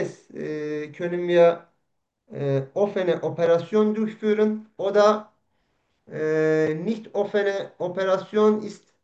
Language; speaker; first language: German; non-native, learner; Turkish